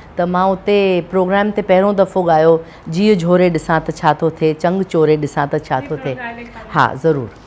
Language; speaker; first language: Sindhi; early bilingual, heritage; Sindhi